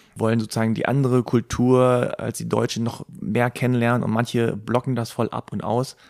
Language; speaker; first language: German; native; German